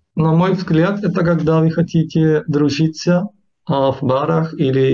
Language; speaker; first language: Russian; non-native, fluent; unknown